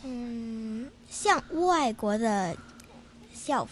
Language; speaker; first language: Chinese; non-native, local second language; Cantonese